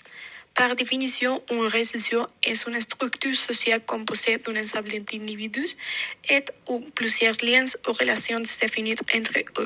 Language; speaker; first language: French; non-native, fluent; Spanish